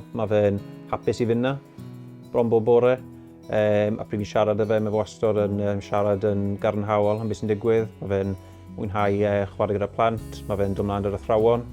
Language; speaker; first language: Welsh; native; Welsh